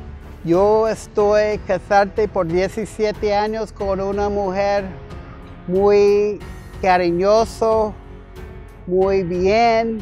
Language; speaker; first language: Spanish; non-native, learner; English